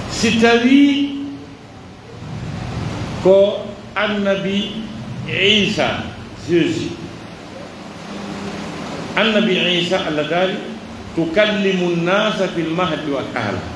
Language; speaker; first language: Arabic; non-native, fluent; Fula